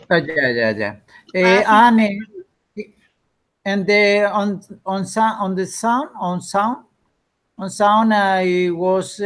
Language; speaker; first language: English; non-native, learner; Spanish